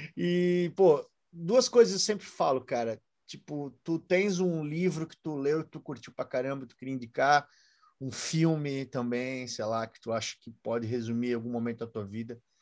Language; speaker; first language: Portuguese; native; Portuguese